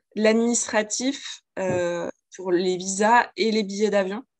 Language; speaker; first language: French; native; French